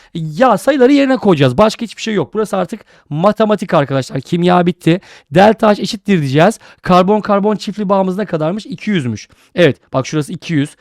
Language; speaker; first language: Turkish; native; Turkish